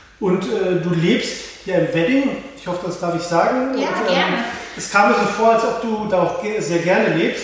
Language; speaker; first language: German; native; German